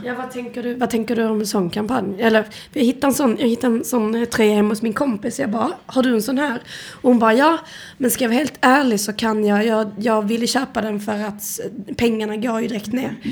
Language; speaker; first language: Swedish; native; Swedish